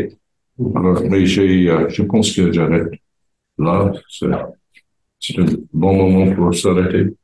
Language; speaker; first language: French; non-native, fluent; English